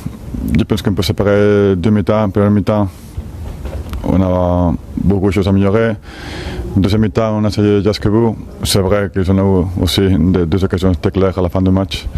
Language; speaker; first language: French; non-native, fluent; Spanish